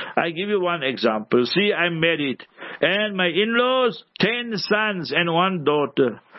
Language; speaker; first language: English; early bilingual, other home language; Urdu